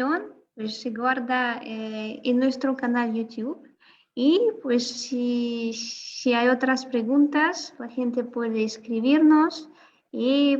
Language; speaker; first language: Spanish; non-native, fluent; Russian